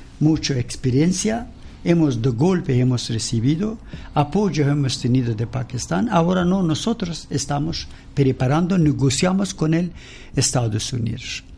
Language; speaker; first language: Spanish; non-native, learner; Persian